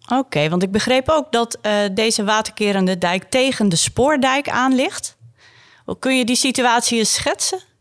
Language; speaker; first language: Dutch; native; Dutch